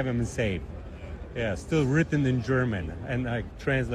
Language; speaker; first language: English; non-native, fluent; Polish